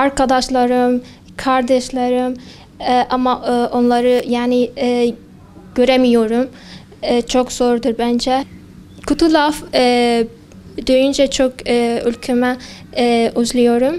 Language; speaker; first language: Turkish; non-native, fluent; Kurdish